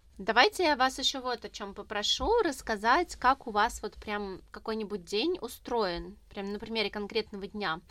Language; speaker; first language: Russian; native; Russian